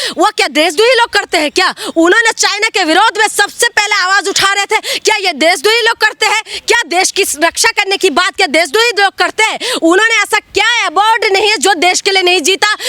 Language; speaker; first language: Hindi; non-native, local second language; Assamese